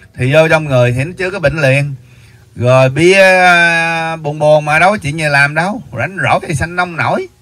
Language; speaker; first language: Vietnamese; native; Vietnamese